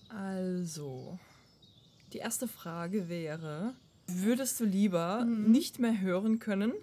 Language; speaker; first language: German; non-native, fluent; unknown